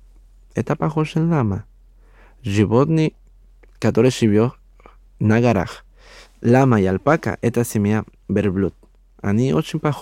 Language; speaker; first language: Russian; non-native, learner; Spanish